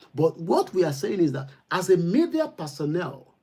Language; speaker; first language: English; non-native, local second language; Yoruba